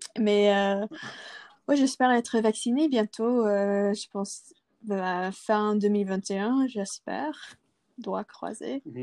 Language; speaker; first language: French; non-native, local second language; English